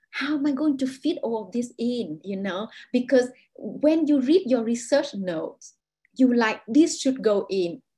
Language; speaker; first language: English; non-native, fluent; Vietnamese